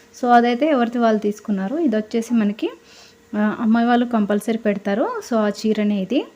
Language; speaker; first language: Telugu; non-native, local second language; Lambadi